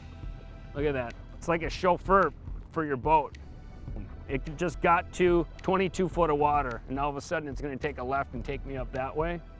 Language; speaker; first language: English; native; English